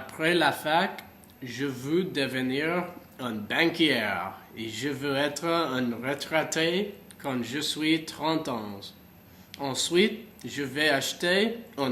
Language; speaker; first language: French; non-native, learner; English